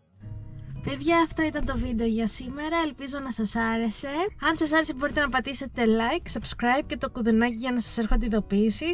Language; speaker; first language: Greek; native; Greek